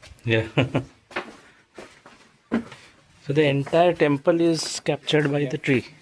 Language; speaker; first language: English; early bilingual, heritage; Bangla